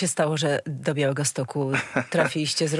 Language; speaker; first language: Polish; native; Polish